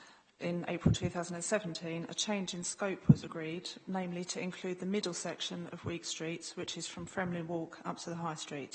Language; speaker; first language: English; native; English